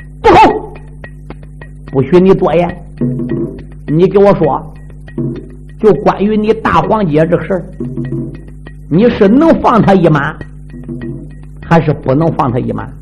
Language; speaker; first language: Chinese; native; Chinese